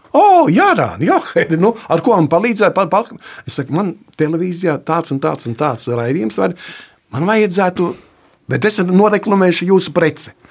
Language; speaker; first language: Latvian; native; Latvian